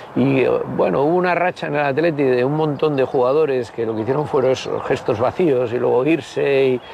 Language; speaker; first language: Spanish; native; Spanish